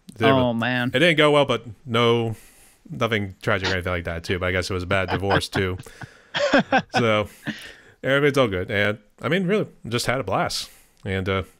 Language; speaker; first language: English; native; English